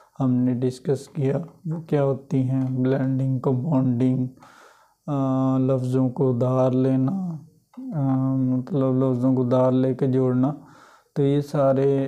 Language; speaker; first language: Urdu; native; Urdu